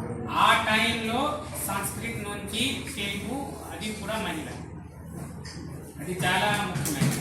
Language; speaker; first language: Telugu; non-native, learner; Hindi